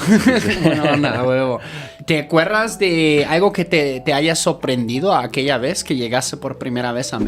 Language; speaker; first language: Spanish; native; Spanish